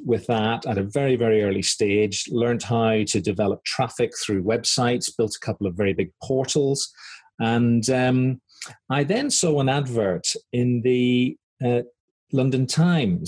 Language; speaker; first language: English; native; English